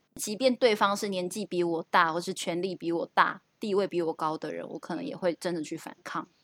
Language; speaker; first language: Chinese; non-native, local second language; Min Nan Chinese